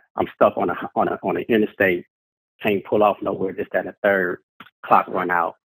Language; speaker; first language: English; native; English